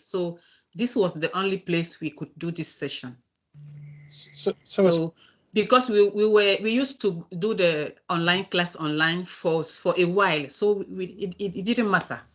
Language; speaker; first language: English; non-native, learner; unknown